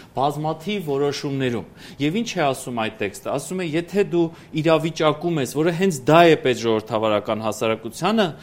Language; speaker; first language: Armenian; native; Armenian